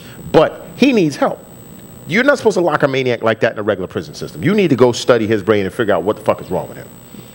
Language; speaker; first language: English; native; English